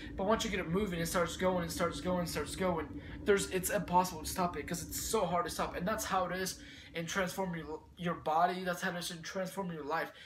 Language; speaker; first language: English; early bilingual, other home language; Russian